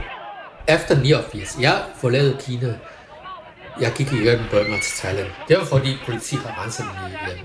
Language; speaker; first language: Danish; non-native, fluent; Chinese